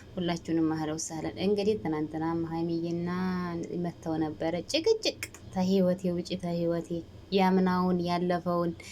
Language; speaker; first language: Amharic; native; Amharic